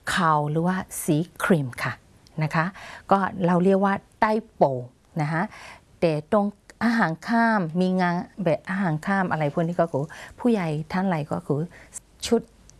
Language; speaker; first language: Thai; non-native, fluent; Burmese